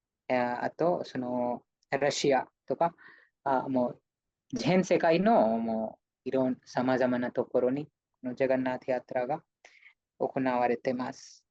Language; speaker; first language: Japanese; non-native, fluent; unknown